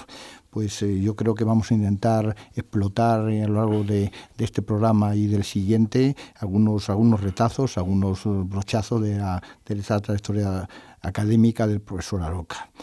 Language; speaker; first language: Spanish; native; Spanish